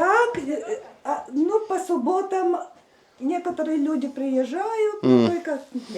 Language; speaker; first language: Russian; non-native, learner; Latvian